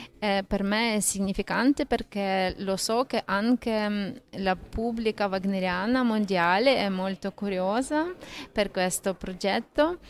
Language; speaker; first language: Italian; non-native, fluent; Ukrainian